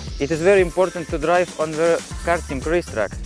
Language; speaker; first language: English; non-native, learner; Lithuanian